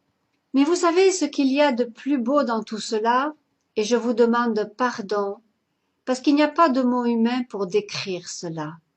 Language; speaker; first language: French; native; French